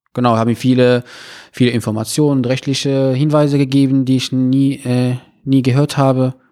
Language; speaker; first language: German; non-native, fluent; Arabic